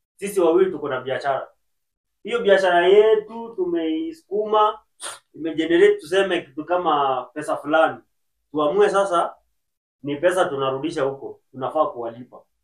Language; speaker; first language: Swahili; native; Swahili